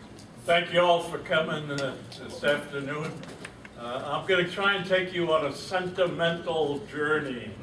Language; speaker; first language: English; native; English